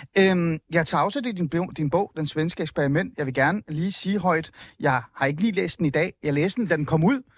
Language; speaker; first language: Danish; early bilingual, other home language; Persian